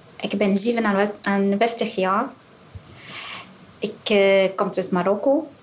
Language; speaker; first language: Dutch; non-native, learner; Arabic